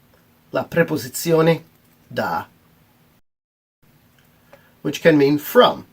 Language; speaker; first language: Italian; non-native, fluent; English